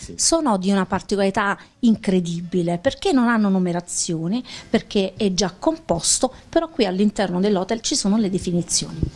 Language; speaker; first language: Italian; native; Italian